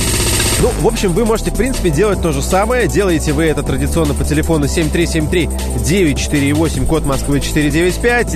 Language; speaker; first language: Russian; native; Russian